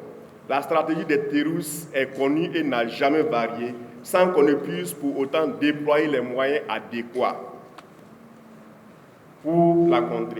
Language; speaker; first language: French; non-native, local second language; Mossi